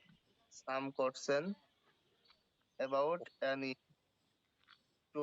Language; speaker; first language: English; non-native, learner; Bangla